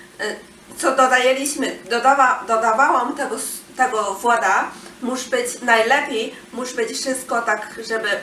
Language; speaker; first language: Polish; non-native, learner; Chinese